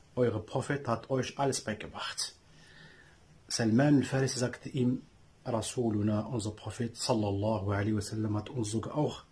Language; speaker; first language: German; non-native, learner; Arabic